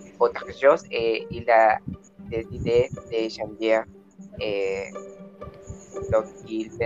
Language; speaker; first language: French; non-native, learner; Spanish